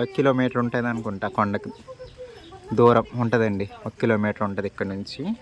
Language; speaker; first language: Telugu; native; Telugu